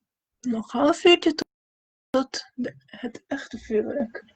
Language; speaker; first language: Dutch; non-native, fluent; Hungarian